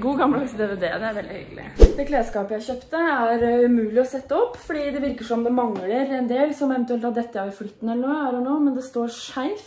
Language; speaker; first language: Norwegian; native; Norwegian